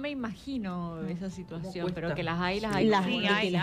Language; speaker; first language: Spanish; native; Spanish